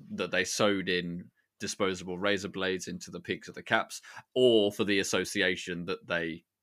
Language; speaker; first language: English; native; English